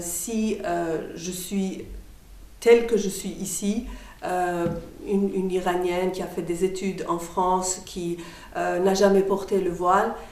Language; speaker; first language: French; non-native, fluent; Persian